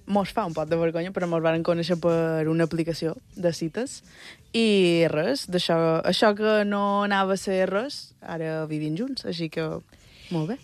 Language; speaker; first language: Catalan; early bilingual, other home language; Spanish